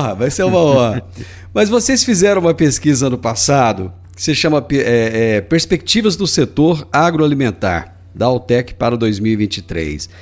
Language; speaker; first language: Portuguese; native; Portuguese